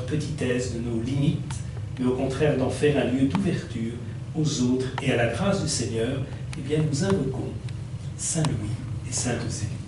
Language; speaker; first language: French; native; French